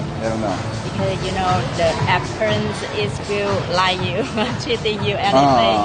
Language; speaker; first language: English; non-native, learner; Vietnamese